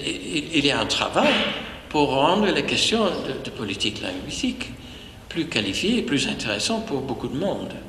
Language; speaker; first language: French; non-native, fluent; English